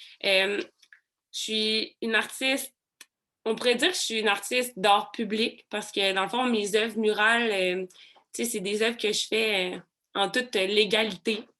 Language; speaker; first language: French; native; French